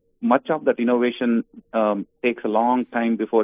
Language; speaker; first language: English; non-native, local second language; Kannada